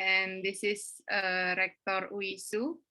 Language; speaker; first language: English; non-native, learner; Indonesian